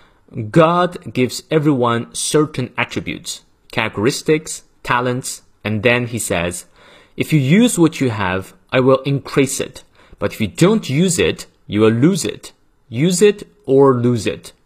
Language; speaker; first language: English; non-native, fluent; Chinese